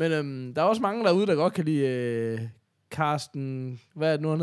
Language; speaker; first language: Danish; native; Danish